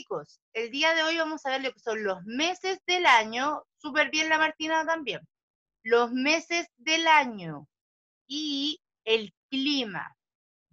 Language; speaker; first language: Spanish; native; Spanish